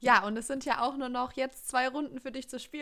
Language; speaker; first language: German; native; German